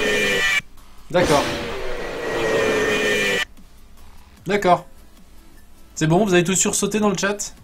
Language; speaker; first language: French; native; French